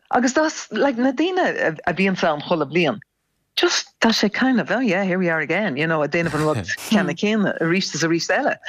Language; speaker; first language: Irish; non-native, local second language; English